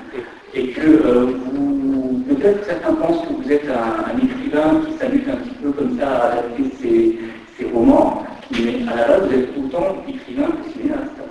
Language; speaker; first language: French; native; French